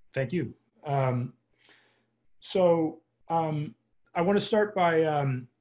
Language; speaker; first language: English; native; English